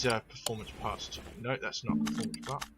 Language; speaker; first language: English; native; English